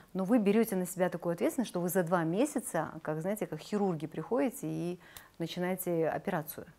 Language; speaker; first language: Russian; native; Russian